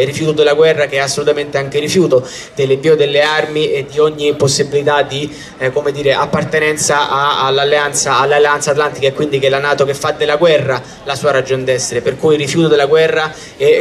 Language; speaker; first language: Italian; native; Italian